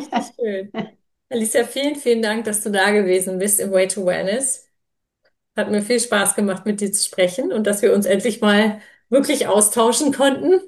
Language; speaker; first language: German; native; German